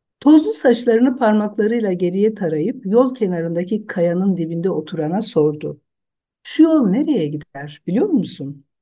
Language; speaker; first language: Turkish; non-native, local second language; Zaza